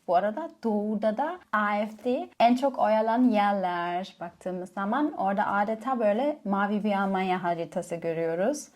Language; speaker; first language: Turkish; non-native, fluent; German